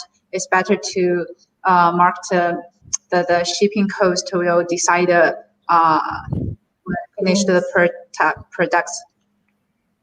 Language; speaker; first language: English; non-native, learner; Chinese